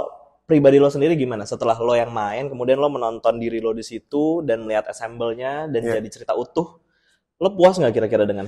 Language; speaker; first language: Indonesian; native; Indonesian